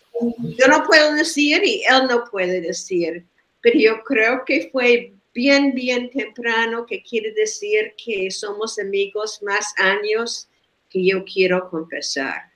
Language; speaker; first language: Spanish; non-native, fluent; English